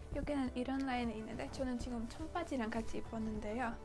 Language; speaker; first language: Korean; non-native, fluent; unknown